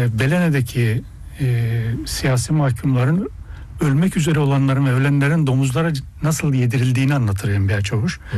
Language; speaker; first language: Turkish; early bilingual, heritage; Turkish